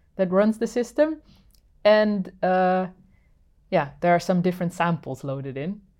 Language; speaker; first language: English; non-native, fluent; Dutch